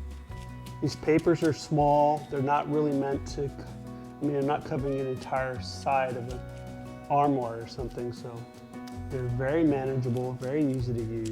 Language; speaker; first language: English; native; English